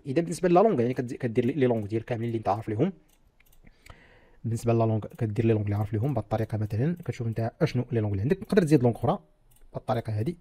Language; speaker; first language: Arabic; native; Arabic